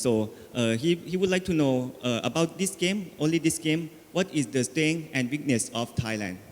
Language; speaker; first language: English; non-native, fluent; Thai